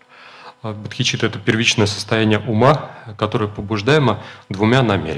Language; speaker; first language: Russian; native; Russian